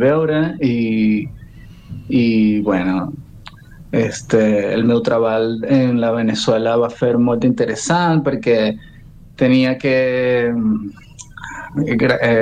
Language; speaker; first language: Catalan; non-native, learner; Spanish